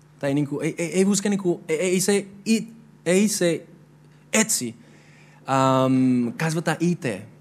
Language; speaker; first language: Finnish; non-native, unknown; Spanish